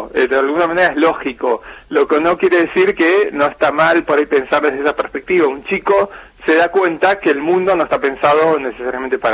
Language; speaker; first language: Spanish; native; Spanish